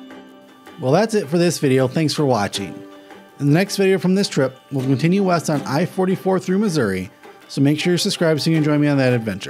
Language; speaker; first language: English; native; English